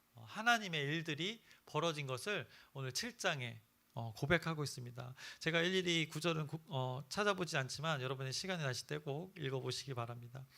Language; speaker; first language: Korean; native; Korean